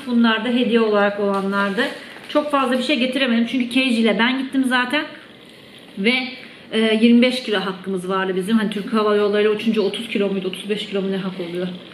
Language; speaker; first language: Turkish; native; Turkish